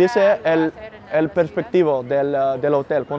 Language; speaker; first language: Spanish; non-native, fluent; Dutch